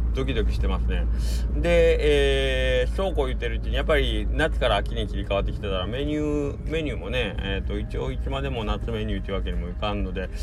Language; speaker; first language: Japanese; native; Japanese